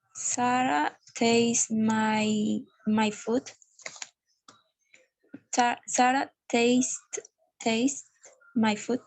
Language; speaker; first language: English; non-native, learner; Spanish